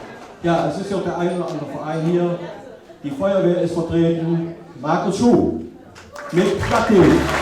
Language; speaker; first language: German; native; German